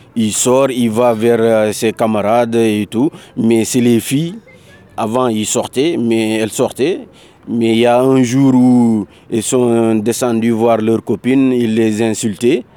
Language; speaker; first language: French; non-native, local second language; Wolof